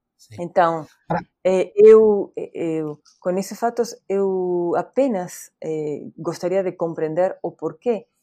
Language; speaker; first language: Portuguese; non-native, fluent; Spanish